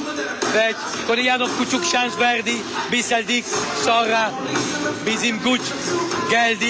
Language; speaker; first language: Turkish; non-native, learner; Italian